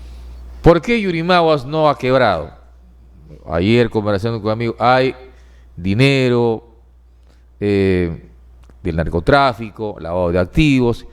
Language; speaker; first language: Spanish; native; Spanish